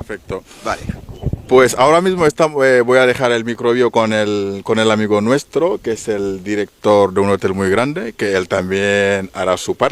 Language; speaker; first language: Spanish; non-native, fluent; Wolof